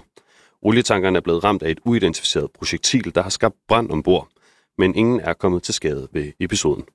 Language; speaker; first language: Danish; native; Danish